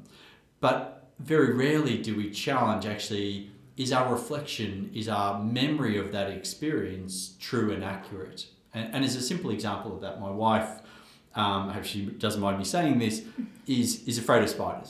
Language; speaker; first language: English; native; English